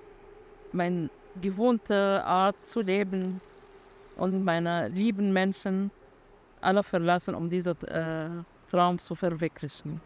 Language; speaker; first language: German; non-native, fluent; Arabic